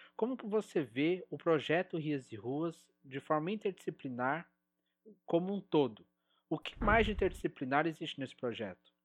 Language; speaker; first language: Portuguese; native; Portuguese